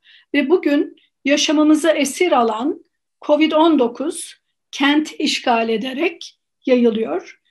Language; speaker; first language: Turkish; native; Turkish